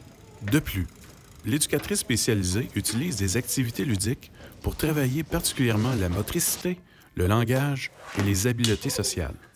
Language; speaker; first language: French; native; French